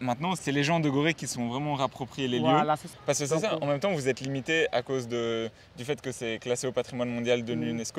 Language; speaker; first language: French; native; French